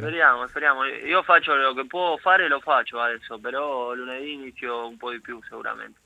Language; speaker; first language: Italian; non-native, learner; Spanish